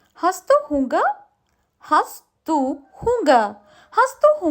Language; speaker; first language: German; non-native, learner; Sinhala